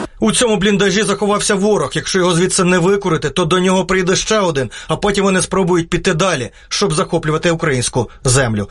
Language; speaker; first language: Ukrainian; native; Ukrainian